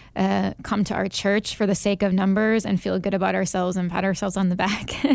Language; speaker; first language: English; native; English